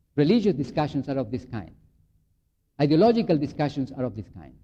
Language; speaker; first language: English; non-native, fluent; Spanish